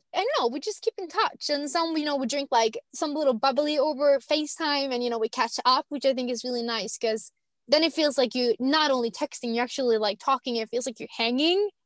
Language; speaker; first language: English; non-native, fluent; Swedish